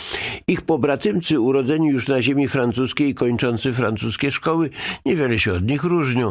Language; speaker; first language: Polish; native; Polish